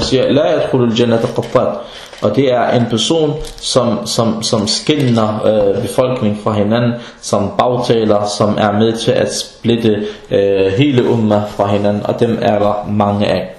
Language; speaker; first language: Danish; early bilingual, other home language; Arabic